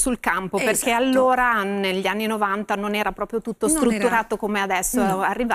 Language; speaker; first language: Italian; native; Italian